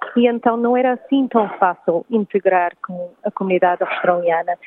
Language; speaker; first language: Portuguese; early bilingual, heritage; English